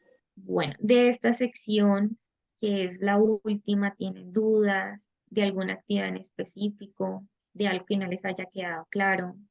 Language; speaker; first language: Spanish; native; Spanish